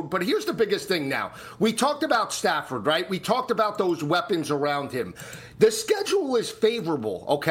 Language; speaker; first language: English; native; English